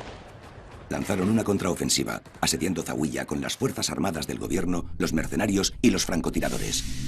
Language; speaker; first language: Spanish; native; Spanish